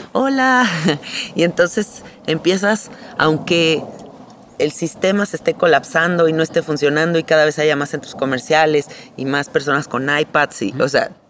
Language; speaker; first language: Spanish; native; Spanish